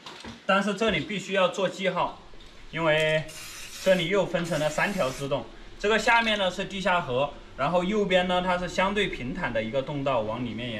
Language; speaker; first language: Chinese; native; Chinese